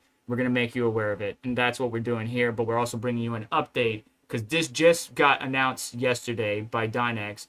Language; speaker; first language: English; native; English